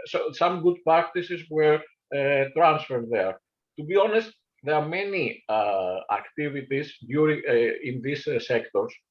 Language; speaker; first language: English; non-native, fluent; Greek